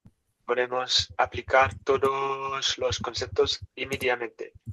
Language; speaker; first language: Spanish; non-native, learner; English